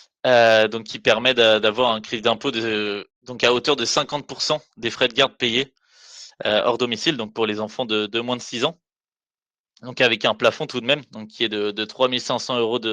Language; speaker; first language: French; native; French